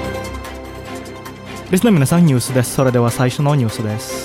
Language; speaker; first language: Japanese; non-native, fluent; Indonesian